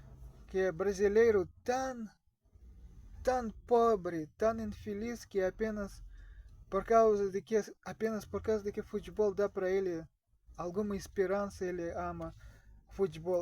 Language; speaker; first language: Portuguese; non-native, learner; Russian